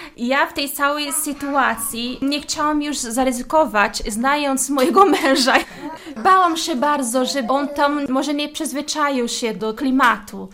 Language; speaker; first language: Polish; non-native, fluent; Portuguese